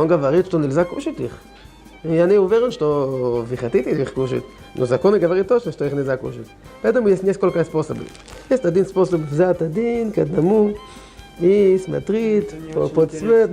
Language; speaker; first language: Russian; non-native, learner; Hebrew